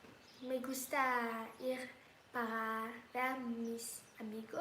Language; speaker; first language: Spanish; non-native, learner; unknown